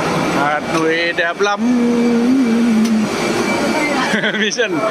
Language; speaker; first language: Vietnamese; non-native, learner; Lao